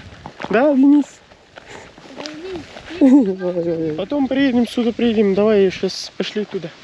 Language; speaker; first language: Russian; non-native, local second language; Kyrgyz